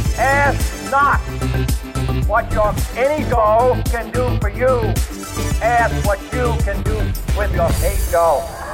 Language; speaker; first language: English; non-native, learner; Japanese